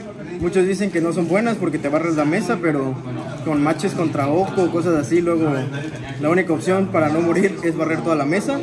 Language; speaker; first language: Spanish; native; Spanish